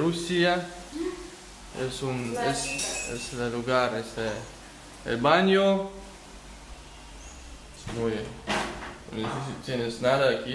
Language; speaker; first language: Spanish; non-native, learner; Russian